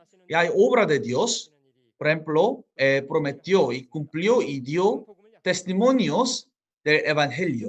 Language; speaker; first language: Spanish; non-native, fluent; Korean